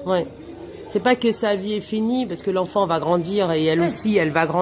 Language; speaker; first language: French; native; French